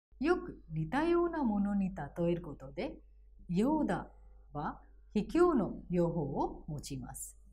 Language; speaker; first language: Japanese; non-native, fluent; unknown